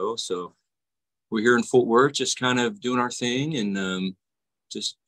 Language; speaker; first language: English; native; English